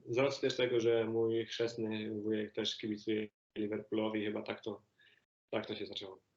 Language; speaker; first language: Polish; native; Polish